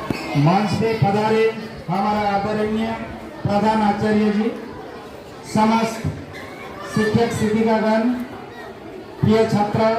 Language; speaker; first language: Hindi; non-native, local second language; Odia